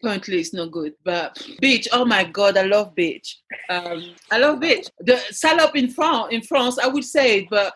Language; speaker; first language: English; non-native, fluent; French